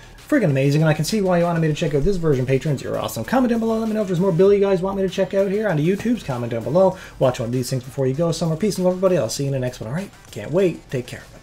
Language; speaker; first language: English; native; English